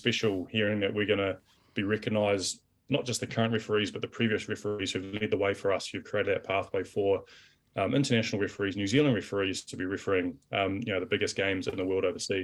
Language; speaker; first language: English; native; English